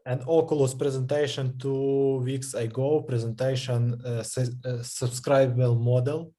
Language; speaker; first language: English; non-native, learner; Russian